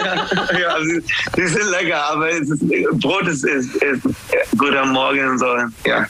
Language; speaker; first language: German; non-native, fluent; English